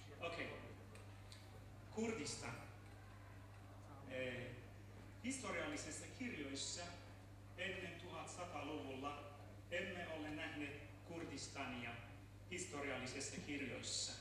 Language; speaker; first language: Finnish; non-native, learner; Central Kurdish